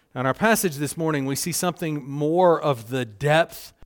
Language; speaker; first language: English; native; English